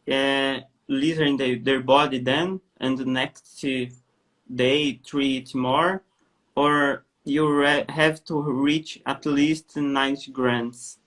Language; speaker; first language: English; non-native, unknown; Portuguese